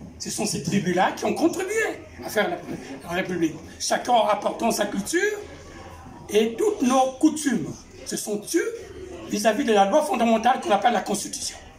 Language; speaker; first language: French; non-native, local second language; Kongo